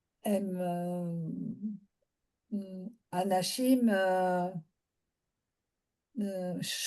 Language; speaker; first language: Hebrew; non-native, learner; French